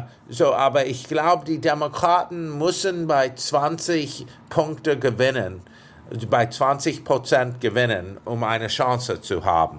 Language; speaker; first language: German; non-native, fluent; English